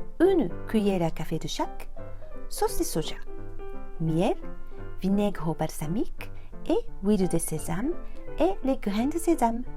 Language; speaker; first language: French; non-native, fluent; Japanese